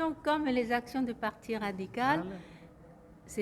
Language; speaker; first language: French; non-native, fluent; Lao